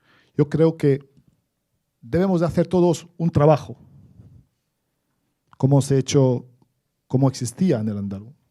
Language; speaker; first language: Spanish; non-native, fluent; Arabic